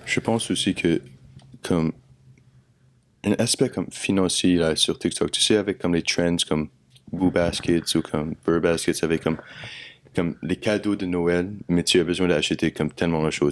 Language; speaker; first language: French; non-native, local second language; English